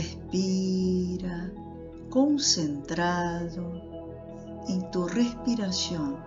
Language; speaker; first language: Spanish; non-native, fluent; Portuguese